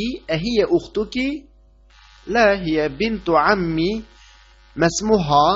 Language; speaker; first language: Arabic; non-native, fluent; Uyghur